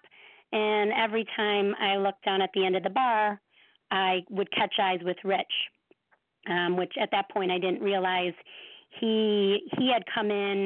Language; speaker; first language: English; native; English